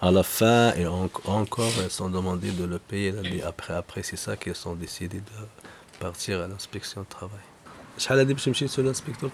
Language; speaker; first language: French; non-native, local second language; Arabic